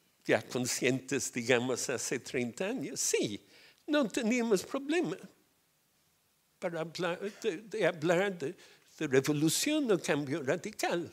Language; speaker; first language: Spanish; non-native, fluent; English